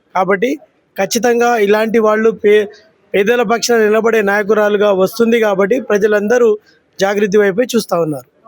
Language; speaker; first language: Telugu; non-native, local second language; Lambadi